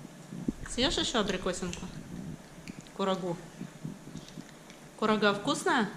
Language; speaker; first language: Russian; native; Russian